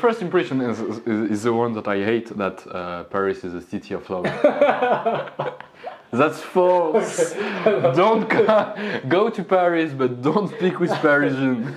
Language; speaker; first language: English; non-native, learner; French